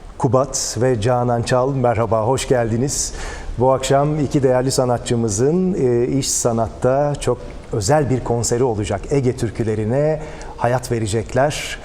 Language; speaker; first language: Turkish; native; Turkish